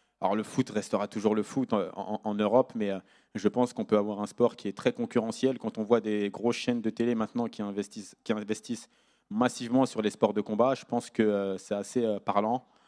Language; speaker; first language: French; native; French